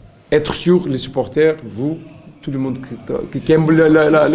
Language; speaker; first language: French; non-native, learner; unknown